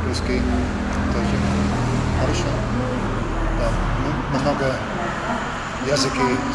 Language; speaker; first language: Russian; non-native, learner; English